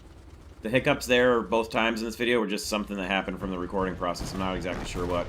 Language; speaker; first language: English; native; English